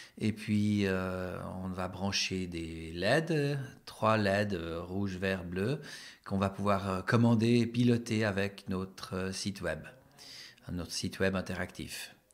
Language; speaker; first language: French; native; French